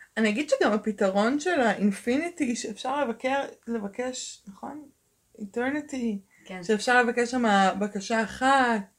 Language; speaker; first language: Hebrew; early bilingual, other home language; Russian